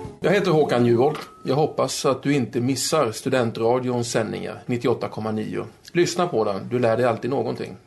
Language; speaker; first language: Swedish; native; Swedish